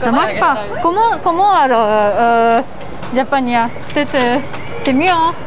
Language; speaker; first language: French; non-native, learner; Japanese